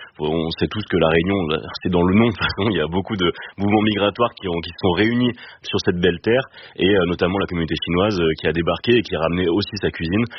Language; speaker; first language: French; native; French